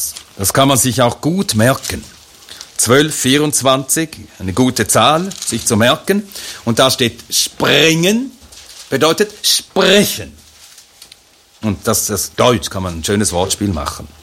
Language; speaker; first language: German; native; German